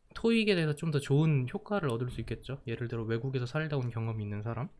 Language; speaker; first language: Korean; native; Korean